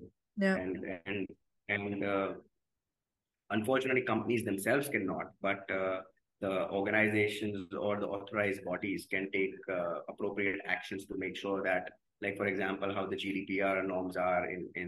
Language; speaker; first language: English; non-native, local second language; Gujarati